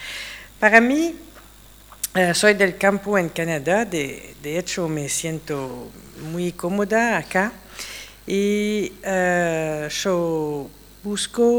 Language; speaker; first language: Spanish; non-native, fluent; English